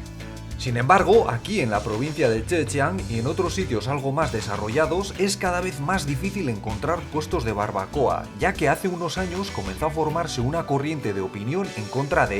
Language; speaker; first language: Spanish; native; Spanish